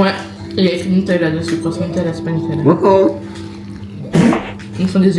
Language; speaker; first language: French; native; French